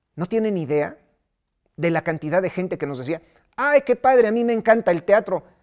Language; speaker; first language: Spanish; native; Spanish